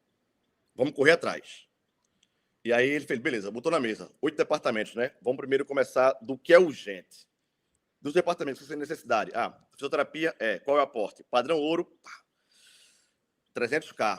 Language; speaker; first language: Portuguese; native; Portuguese